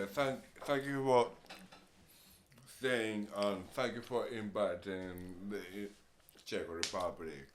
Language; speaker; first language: English; non-native, learner; Japanese